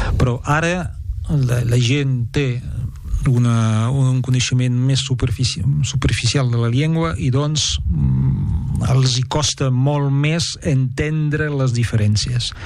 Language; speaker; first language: Catalan; non-native, fluent; French